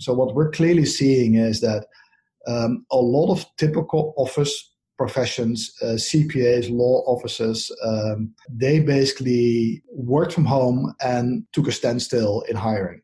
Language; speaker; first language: English; non-native, fluent; Dutch